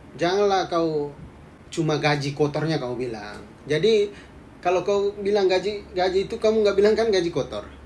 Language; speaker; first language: Indonesian; native; Indonesian